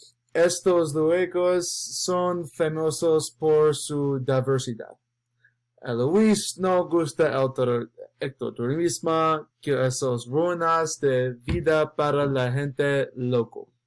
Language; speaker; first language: Spanish; non-native, learner; English